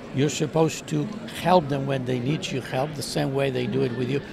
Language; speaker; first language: English; non-native, fluent; Spanish